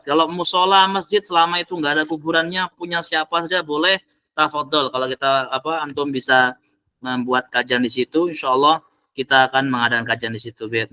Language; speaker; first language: Indonesian; native; Indonesian